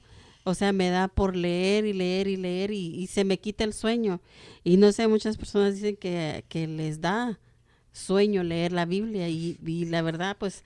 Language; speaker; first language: Spanish; early bilingual, heritage; Spanish